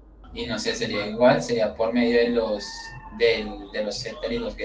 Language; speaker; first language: Spanish; native; Spanish